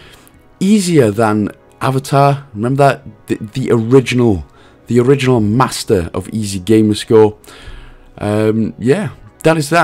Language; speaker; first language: English; native; English